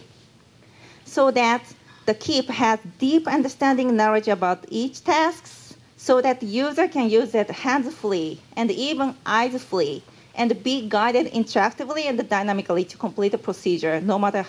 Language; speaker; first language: English; non-native, fluent; Japanese